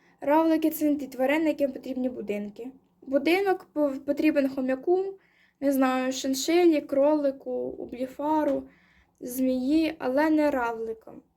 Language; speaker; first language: Ukrainian; non-native, local second language; Russian